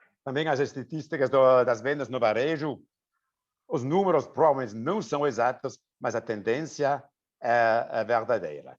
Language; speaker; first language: Portuguese; non-native, fluent; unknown